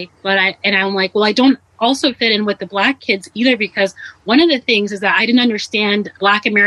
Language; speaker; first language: English; native; English